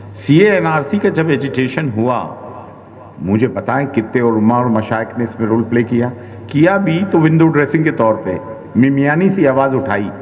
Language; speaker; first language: Urdu; native; Urdu